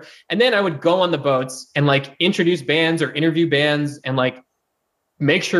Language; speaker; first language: English; native; English